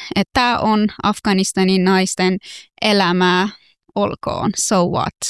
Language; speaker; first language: Finnish; non-native, fluent; Persian